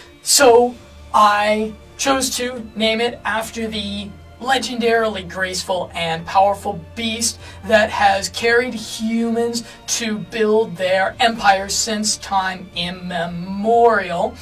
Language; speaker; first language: English; native; English